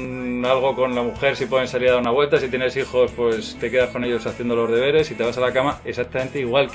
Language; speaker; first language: Spanish; native; Spanish